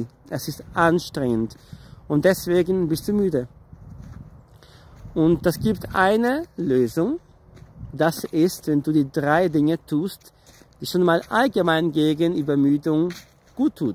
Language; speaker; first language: German; non-native, fluent; Portuguese